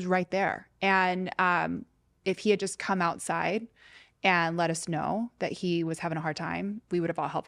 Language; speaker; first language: English; native; English